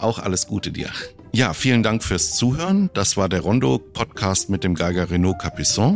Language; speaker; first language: German; native; German